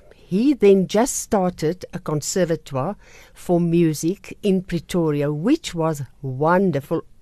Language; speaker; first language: English; non-native, local second language; Afrikaans